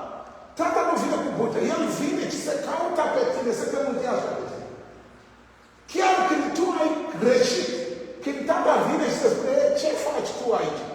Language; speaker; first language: Romanian; non-native, learner; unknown